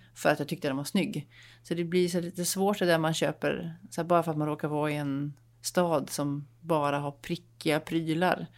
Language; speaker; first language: Swedish; native; Swedish